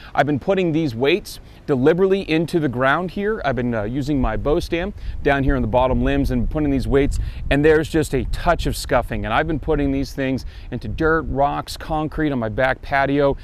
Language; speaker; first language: English; native; English